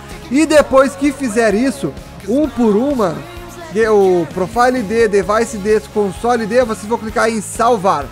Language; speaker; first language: Portuguese; native; Portuguese